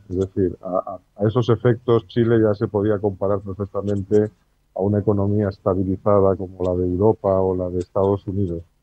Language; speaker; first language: Spanish; native; Spanish